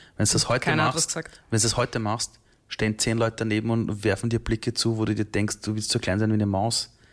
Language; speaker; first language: German; native; German